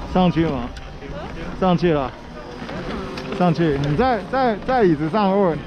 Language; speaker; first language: Chinese; native; Chinese